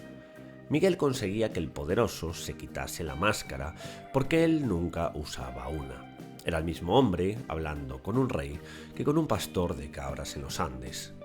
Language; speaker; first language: Spanish; native; Spanish